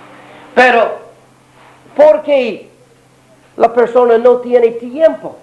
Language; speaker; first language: Portuguese; non-native, learner; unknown